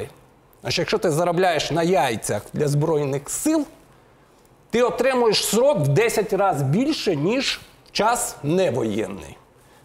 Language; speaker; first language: Ukrainian; native; Ukrainian